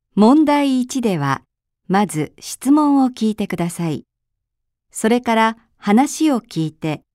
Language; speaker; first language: Japanese; native; Japanese